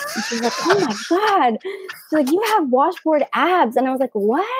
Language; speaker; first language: English; native; English